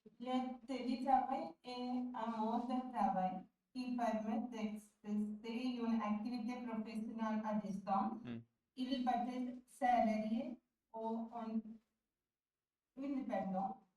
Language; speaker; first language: French; non-native, learner; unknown